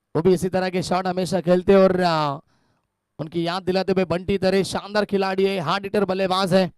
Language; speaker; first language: Hindi; non-native, local second language; Marathi